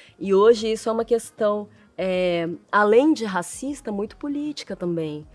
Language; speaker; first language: Portuguese; early bilingual, other home language; Chinese